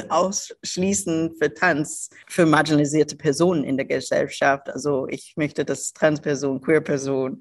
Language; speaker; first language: German; non-native, local second language; English